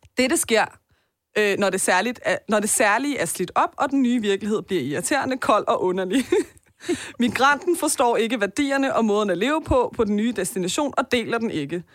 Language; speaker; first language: Danish; native; Danish